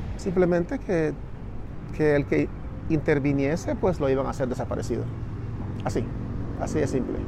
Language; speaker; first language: Spanish; native; Spanish